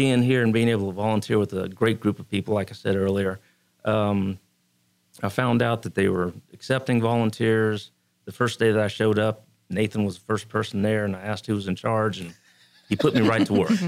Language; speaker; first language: English; native; English